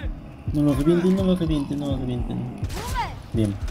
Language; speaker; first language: Spanish; native; Spanish